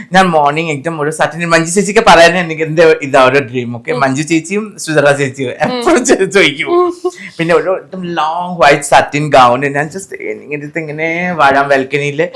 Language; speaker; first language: Malayalam; non-native, fluent; Assamese